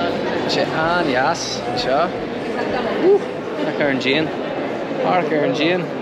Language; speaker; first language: Irish; non-native, local second language; English